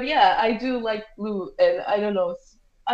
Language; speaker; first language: English; non-native, fluent; Portuguese